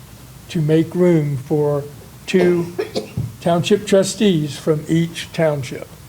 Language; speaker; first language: English; native; English